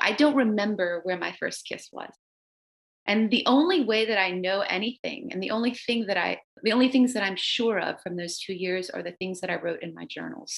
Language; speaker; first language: English; early bilingual, other home language; Romanian